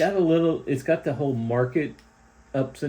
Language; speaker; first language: English; native; English